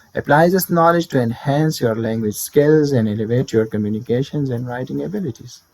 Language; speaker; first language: English; non-native, local second language; Urdu